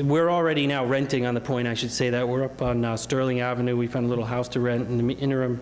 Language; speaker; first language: English; native; English